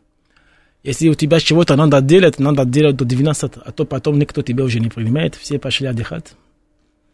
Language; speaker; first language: Russian; non-native, fluent; Fon